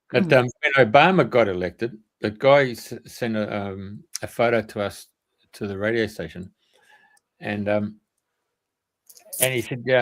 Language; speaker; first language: English; native; English